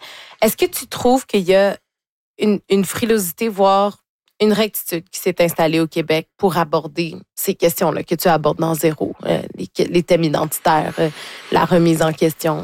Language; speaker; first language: French; native; French